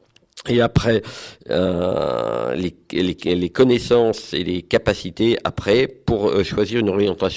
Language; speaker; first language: French; native; French